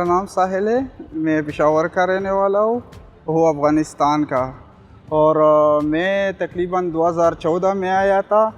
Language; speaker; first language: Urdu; non-native, local second language; Pashto